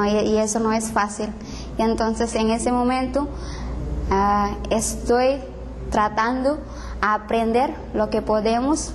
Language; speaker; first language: Spanish; non-native, learner; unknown